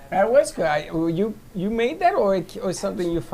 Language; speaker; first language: English; native; English